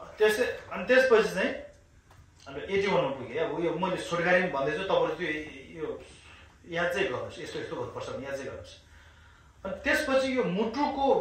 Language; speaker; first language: Nepali; non-native, local second language; Sherpa